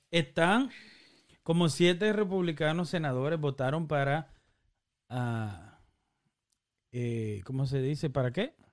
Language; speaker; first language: Spanish; early bilingual, heritage; Spanish